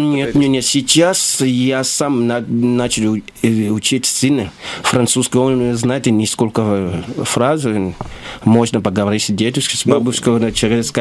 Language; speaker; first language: Russian; non-native, learner; Lingala